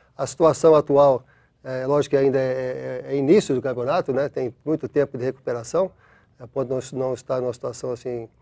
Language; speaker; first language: Portuguese; native; Portuguese